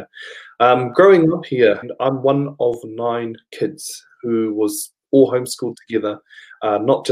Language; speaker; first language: English; non-native, local second language; Māori